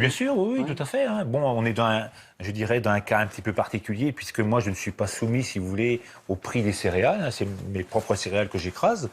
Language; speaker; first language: French; native; French